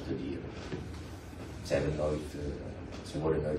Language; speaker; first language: Dutch; non-native, learner; Indonesian